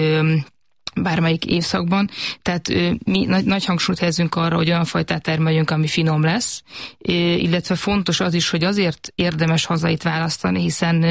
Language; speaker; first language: Hungarian; native; Hungarian